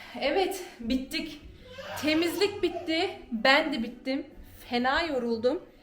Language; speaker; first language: Turkish; early bilingual, heritage; Turkish